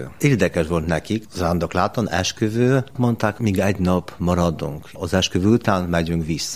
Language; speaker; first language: Hungarian; non-native, learner; Polish